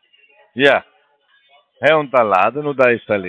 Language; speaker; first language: German; non-native, learner; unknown